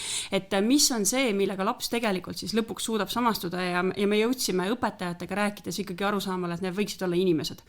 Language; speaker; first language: Estonian; native; Estonian